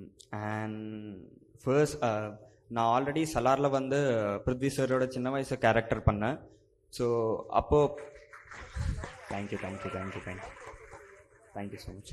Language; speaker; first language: Tamil; non-native, learner; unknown